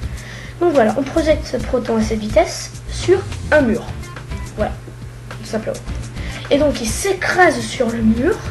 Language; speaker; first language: French; native; French